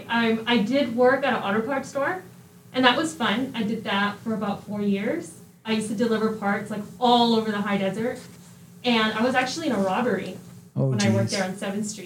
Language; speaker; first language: English; early bilingual, other home language; Spanish